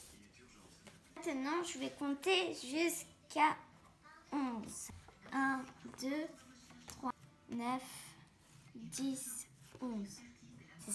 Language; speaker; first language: French; early bilingual, other home language; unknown